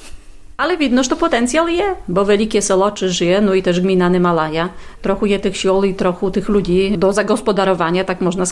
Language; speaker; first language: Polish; non-native, local second language; Ukrainian